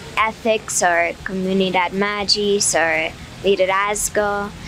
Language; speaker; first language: English; native; English